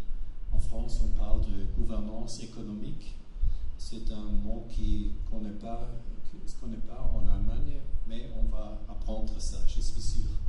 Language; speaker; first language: French; non-native, fluent; German